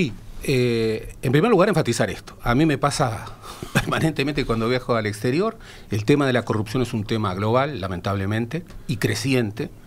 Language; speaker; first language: Spanish; native; Spanish